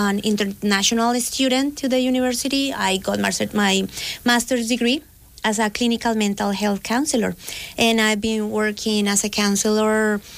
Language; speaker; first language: English; non-native, fluent; Spanish